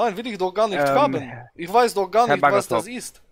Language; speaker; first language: German; native; German